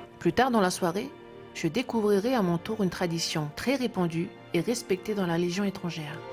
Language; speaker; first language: French; native; French